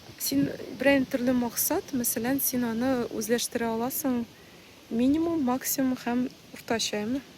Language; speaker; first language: Tatar; non-native, local second language; Russian